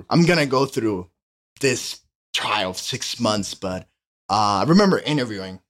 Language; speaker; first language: English; non-native, fluent; Spanish